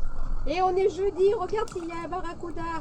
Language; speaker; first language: French; native; French